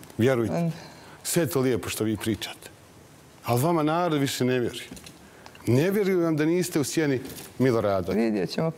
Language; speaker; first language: Serbian; native; Serbian